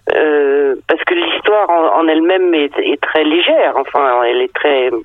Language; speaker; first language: French; early bilingual, other home language; Danish